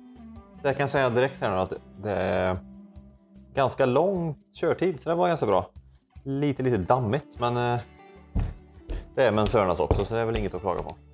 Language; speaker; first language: Swedish; native; Swedish